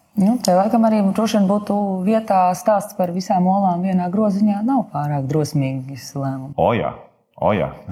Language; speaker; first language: Latvian; native; Latvian